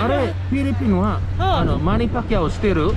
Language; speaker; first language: Japanese; non-native, learner; Filipino